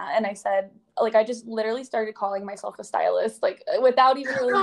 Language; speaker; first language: English; native; English